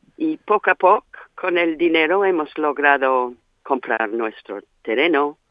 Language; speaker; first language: Spanish; non-native, fluent; English